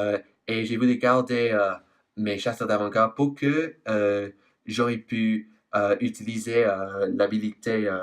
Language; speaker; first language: French; non-native, fluent; English